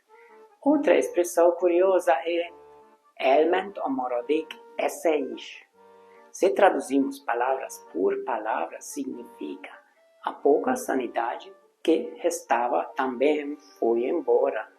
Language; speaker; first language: Portuguese; non-native, fluent; Hungarian